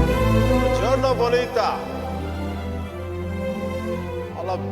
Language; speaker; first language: Italian; non-native, learner; Telugu